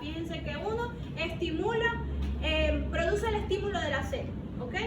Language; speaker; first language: Spanish; native; Spanish